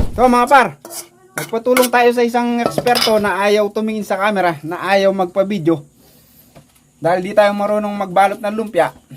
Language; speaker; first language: Filipino; non-native, local second language; Pampanga